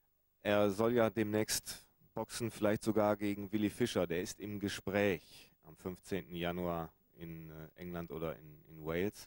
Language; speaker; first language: German; native; German